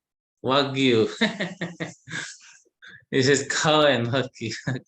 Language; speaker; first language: English; non-native, learner; Indonesian